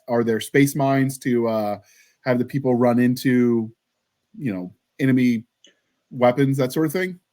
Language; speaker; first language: English; native; English